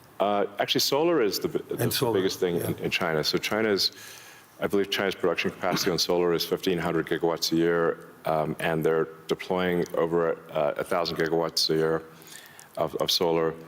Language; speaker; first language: English; early bilingual, other home language; Afrikaans